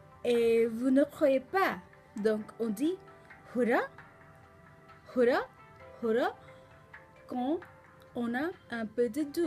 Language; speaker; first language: French; non-native, learner; Nepali